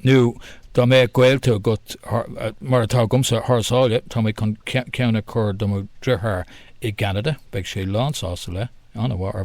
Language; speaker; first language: Irish; non-native, local second language; English